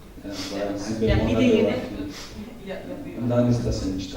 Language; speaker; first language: German; non-native, learner; Georgian